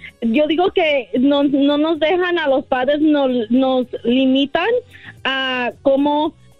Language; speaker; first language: Spanish; early bilingual, heritage; Spanish